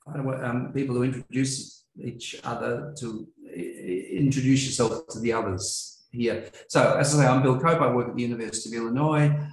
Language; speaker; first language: English; native; English